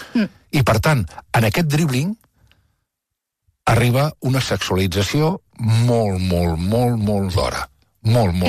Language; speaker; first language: Catalan; native; Catalan